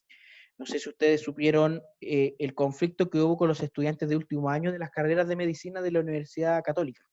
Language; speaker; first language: Spanish; native; Spanish